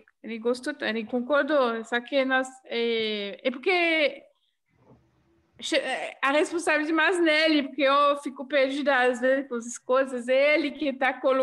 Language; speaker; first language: Portuguese; non-native, fluent; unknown